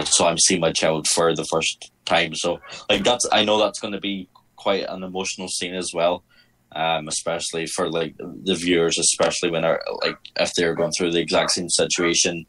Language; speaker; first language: English; native; English